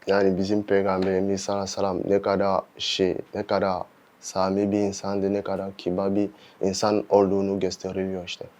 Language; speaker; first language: Turkish; non-native, fluent; French